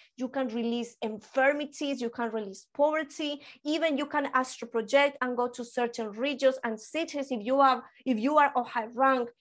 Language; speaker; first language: English; early bilingual, other home language; Spanish